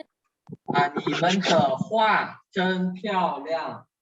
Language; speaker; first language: Chinese; non-native, fluent; Thai